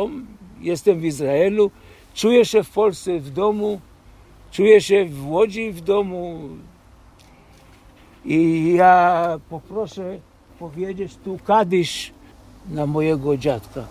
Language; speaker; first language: Polish; early bilingual, heritage; Polish